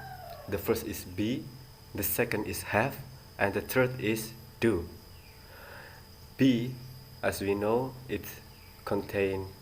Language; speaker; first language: English; non-native, learner; Indonesian